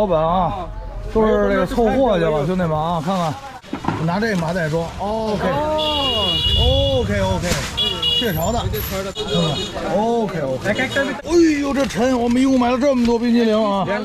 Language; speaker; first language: Chinese; native; Chinese